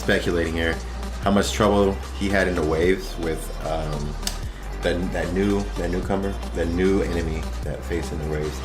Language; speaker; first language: English; native; English